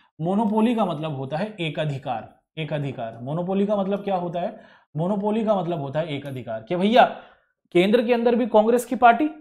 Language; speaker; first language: Hindi; native; Hindi